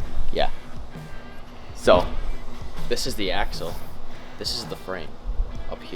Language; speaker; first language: English; native; English